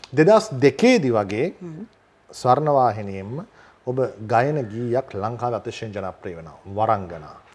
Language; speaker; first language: Sinhala; native; Sinhala